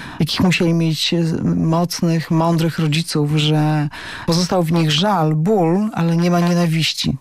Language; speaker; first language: Polish; native; Polish